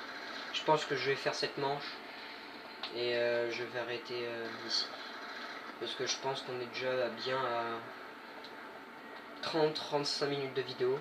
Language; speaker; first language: French; native; French